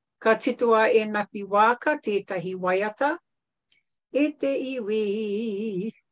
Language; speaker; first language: Māori; non-native, local second language; English